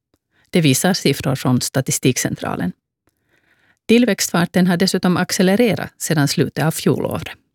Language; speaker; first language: Swedish; native; Swedish